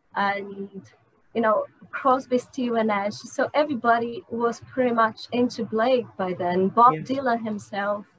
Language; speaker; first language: English; non-native, fluent; Portuguese